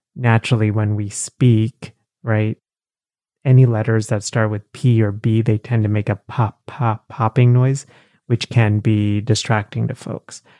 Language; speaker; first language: English; early bilingual, other home language; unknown